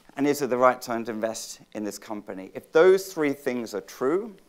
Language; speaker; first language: English; native; English